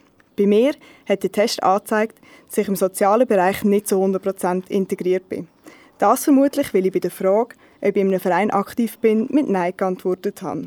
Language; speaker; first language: German; native; German